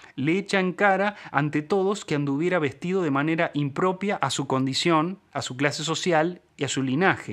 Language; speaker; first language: Spanish; native; Spanish